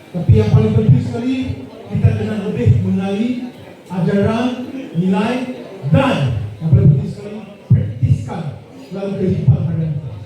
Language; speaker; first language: Malay; non-native, local second language; Chinese